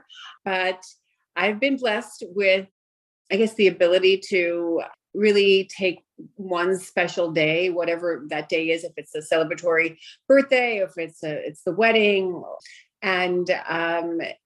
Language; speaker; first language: English; early bilingual, other home language; Greek